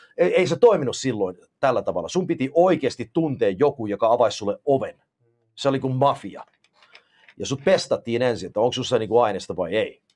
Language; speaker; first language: Finnish; early bilingual, heritage; Finnish